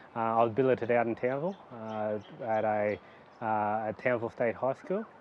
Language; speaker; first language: English; native; English